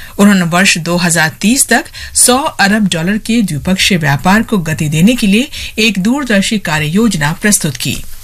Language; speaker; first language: Hindi; non-native, local second language; Assamese